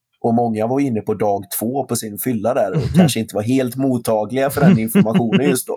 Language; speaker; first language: Swedish; native; Swedish